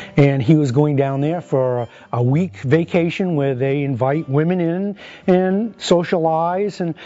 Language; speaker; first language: English; native; English